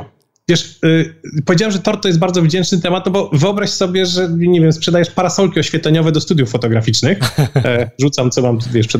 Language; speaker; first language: Polish; native; Polish